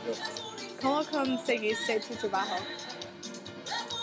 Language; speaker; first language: Spanish; non-native, learner; English